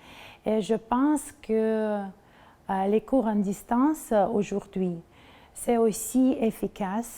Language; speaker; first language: French; non-native, fluent; Russian